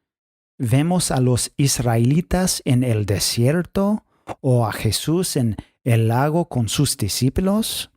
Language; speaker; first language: Spanish; non-native, fluent; English